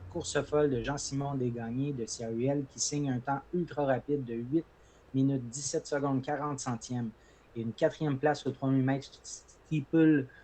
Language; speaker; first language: French; native; French